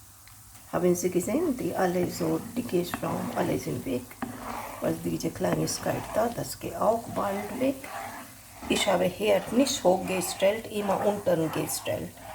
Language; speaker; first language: German; non-native, learner; Hindi